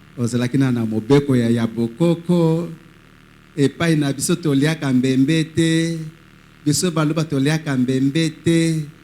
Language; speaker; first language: Lingala; native; Lingala